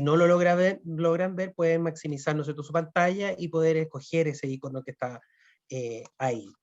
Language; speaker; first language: Spanish; native; Spanish